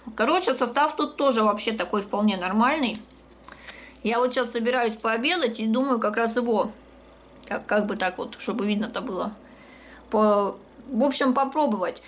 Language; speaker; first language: Russian; native; Russian